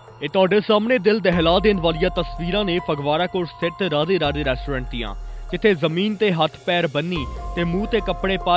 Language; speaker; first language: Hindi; non-native, local second language; Punjabi